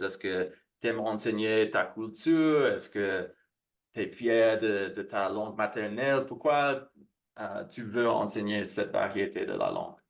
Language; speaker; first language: French; non-native, fluent; English